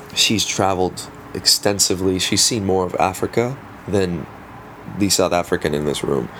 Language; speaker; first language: English; early bilingual, other home language; Afrikaans